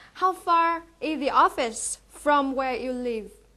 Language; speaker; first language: English; non-native, fluent; Vietnamese